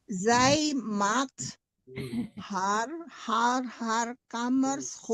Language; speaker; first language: Dutch; non-native, learner; Indonesian